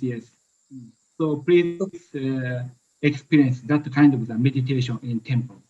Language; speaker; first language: English; non-native, learner; Japanese